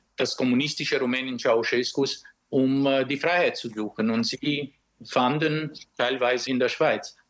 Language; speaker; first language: German; early bilingual, other home language; Romanian